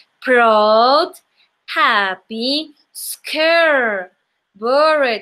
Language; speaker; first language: English; non-native, learner; Spanish